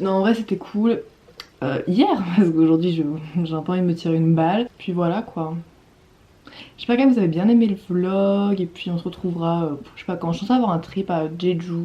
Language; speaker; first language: French; native; French